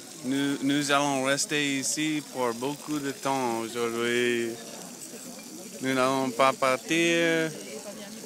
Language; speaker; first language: French; non-native, learner; English